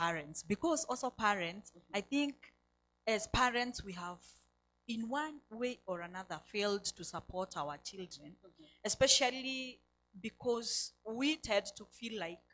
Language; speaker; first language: English; non-native, local second language; Swahili